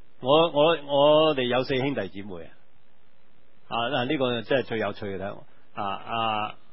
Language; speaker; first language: Chinese; non-native, local second language; Cantonese